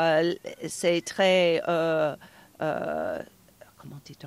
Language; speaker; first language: French; non-native, fluent; English